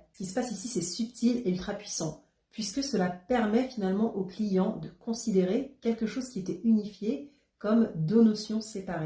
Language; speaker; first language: French; native; French